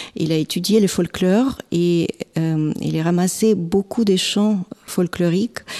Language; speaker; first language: French; non-native, fluent; Russian